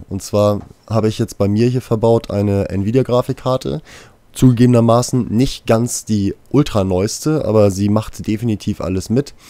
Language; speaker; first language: German; native; German